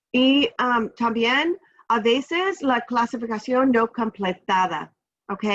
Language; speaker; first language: Spanish; non-native, learner; English